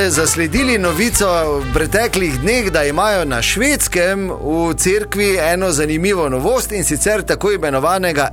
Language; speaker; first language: Slovenian; native; Slovenian